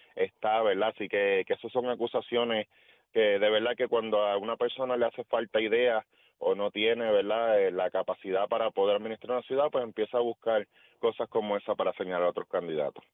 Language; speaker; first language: Spanish; native; Spanish